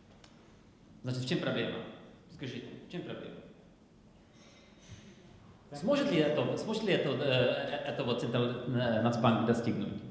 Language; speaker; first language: Russian; non-native, fluent; Czech